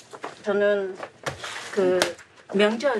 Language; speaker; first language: Korean; non-native, fluent; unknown